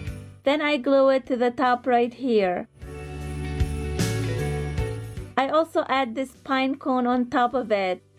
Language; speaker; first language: English; non-native, fluent; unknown